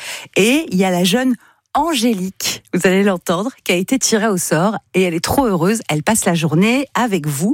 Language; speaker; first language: French; native; French